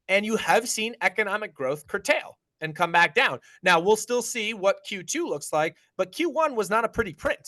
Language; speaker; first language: English; native; English